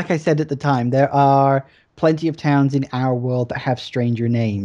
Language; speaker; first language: English; native; English